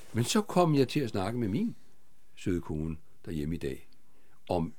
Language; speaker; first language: Danish; native; Danish